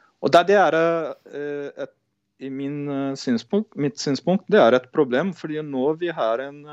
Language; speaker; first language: Norwegian; non-native, fluent; Portuguese